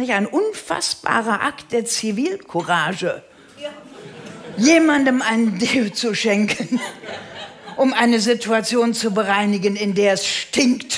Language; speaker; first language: German; native; German